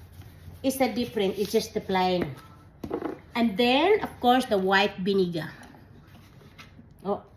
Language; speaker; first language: English; non-native, learner; Filipino